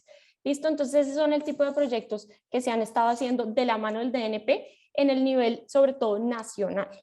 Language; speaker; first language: Spanish; native; Spanish